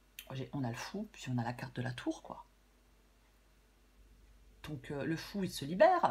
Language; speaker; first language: French; native; French